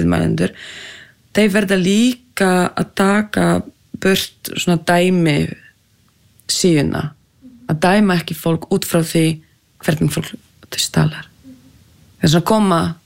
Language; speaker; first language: Icelandic; non-native, fluent; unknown